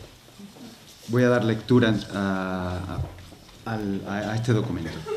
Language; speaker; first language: Spanish; native; Spanish